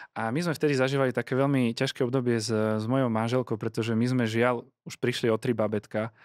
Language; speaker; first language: Slovak; native; Slovak